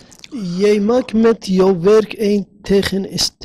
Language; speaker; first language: Dutch; non-native, learner; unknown